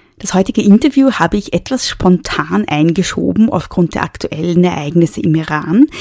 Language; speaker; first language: German; native; German